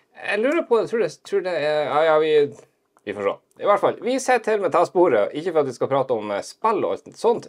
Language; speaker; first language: Norwegian; native; Norwegian